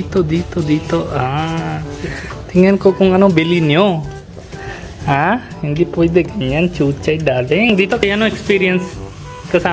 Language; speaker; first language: Filipino; non-native, learner; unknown